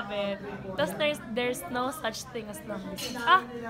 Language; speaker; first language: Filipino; native; Filipino